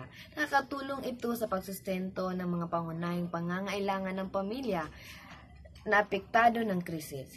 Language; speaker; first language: Filipino; native; Filipino